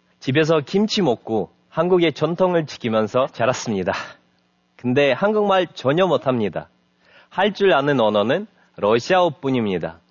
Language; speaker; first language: Korean; non-native, fluent; Russian